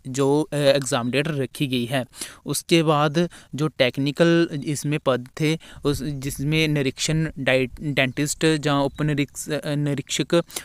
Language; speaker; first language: Hindi; non-native, local second language; Punjabi